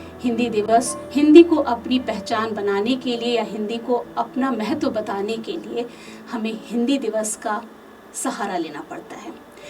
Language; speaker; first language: Hindi; native; Hindi